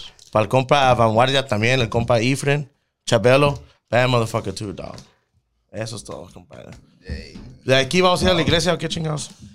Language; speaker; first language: Spanish; early bilingual, heritage; Spanish